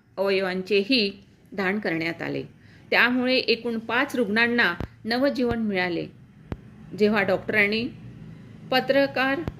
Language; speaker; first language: Marathi; native; Marathi